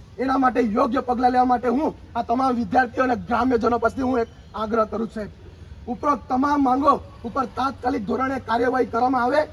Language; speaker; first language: Gujarati; non-native, local second language; Kukna